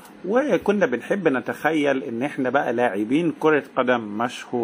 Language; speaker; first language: Arabic; native; Arabic